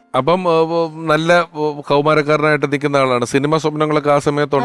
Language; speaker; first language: Malayalam; native; Malayalam